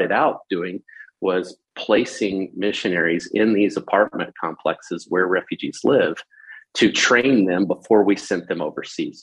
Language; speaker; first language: English; native; English